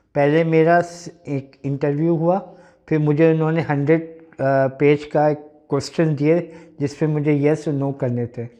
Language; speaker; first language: Urdu; native; Urdu